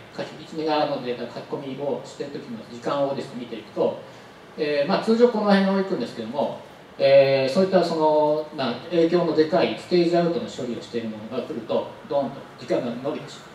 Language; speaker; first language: Japanese; native; Japanese